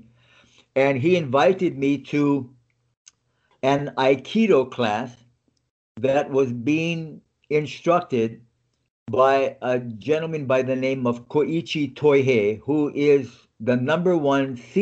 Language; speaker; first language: English; native; English